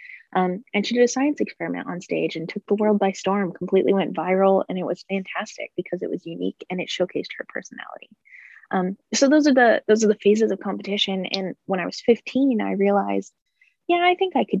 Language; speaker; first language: English; native; English